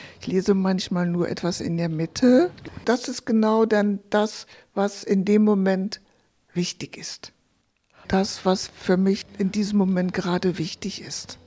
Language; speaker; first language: German; native; German